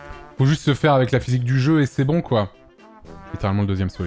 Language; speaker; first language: French; native; French